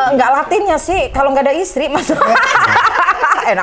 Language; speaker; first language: Indonesian; native; Indonesian